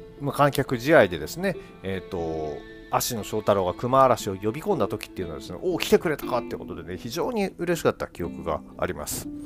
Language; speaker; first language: Japanese; native; Japanese